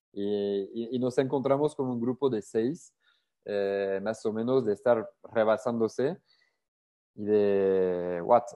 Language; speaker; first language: Spanish; non-native, fluent; French